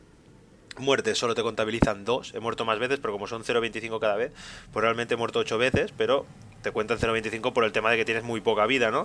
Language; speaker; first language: Spanish; native; Spanish